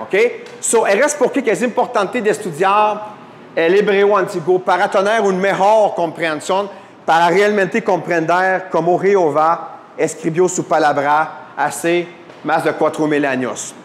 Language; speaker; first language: Spanish; non-native, fluent; French